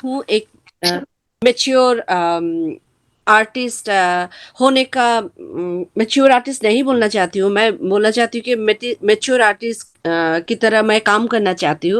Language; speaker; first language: Hindi; non-native, learner; Bangla